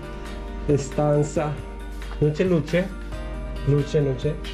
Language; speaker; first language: Italian; non-native, learner; Filipino